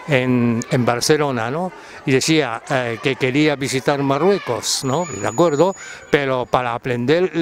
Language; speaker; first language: Spanish; non-native, fluent; Japanese